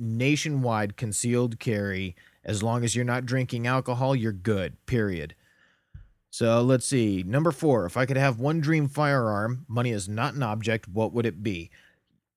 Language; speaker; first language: English; native; English